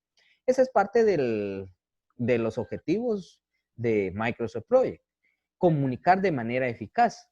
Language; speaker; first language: Spanish; native; Spanish